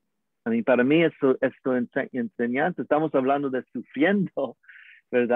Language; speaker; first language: Spanish; non-native, learner; English